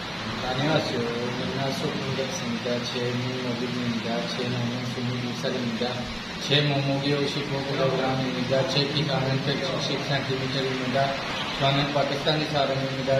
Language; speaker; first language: Korean; non-native, learner; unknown